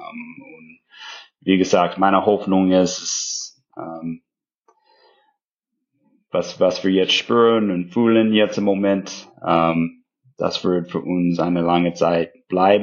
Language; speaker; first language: German; non-native, fluent; English